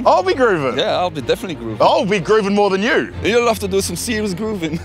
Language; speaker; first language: English; native; English